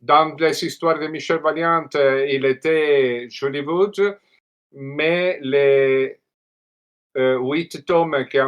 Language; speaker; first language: French; non-native, learner; Italian